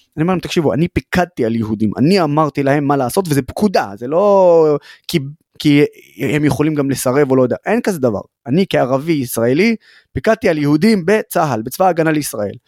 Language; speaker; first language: Hebrew; non-native, local second language; Arabic